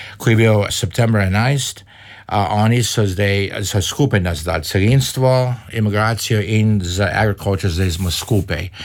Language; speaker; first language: Slovenian; early bilingual, heritage; Slovenian